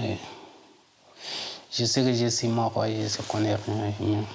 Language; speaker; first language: French; non-native, learner; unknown